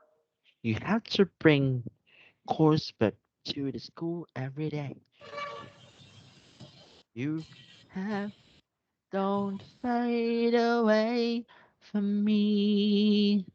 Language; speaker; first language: English; non-native, local second language; Filipino